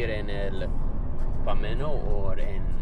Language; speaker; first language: Spanish; non-native, learner; English